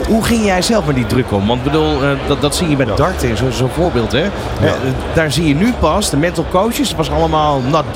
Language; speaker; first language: Dutch; native; Dutch